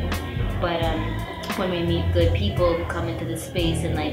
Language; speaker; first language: English; native; English